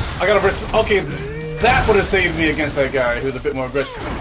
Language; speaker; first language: English; native; English